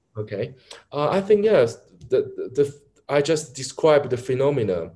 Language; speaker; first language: English; non-native, learner; Chinese